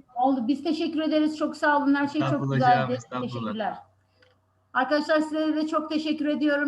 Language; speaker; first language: Turkish; native; Turkish